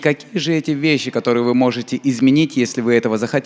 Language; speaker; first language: Russian; native; Russian